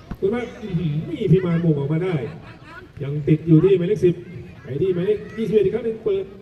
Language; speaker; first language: Thai; native; Thai